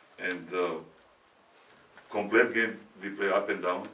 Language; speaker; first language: English; non-native, learner; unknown